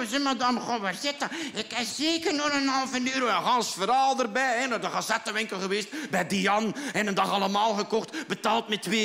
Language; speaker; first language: Dutch; native; Dutch